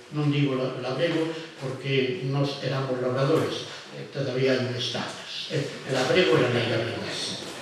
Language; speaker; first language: Galician; non-native, local second language; Spanish